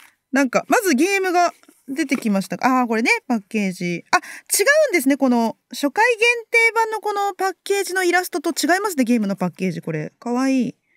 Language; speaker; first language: Japanese; native; Japanese